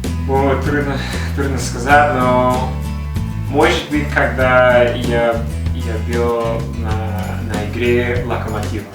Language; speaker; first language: Russian; non-native, learner; English